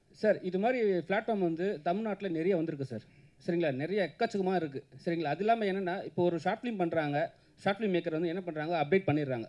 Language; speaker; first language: Tamil; native; Tamil